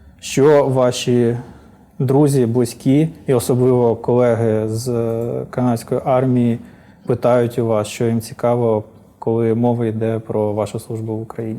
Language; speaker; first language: Ukrainian; native; Ukrainian